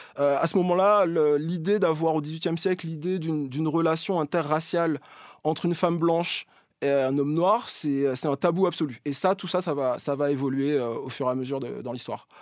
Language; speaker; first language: French; native; French